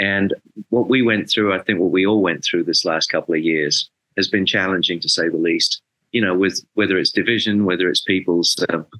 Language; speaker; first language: English; native; English